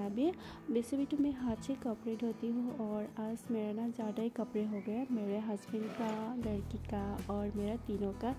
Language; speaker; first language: Hindi; non-native, local second language; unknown